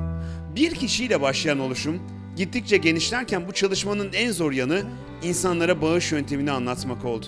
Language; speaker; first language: Turkish; native; Turkish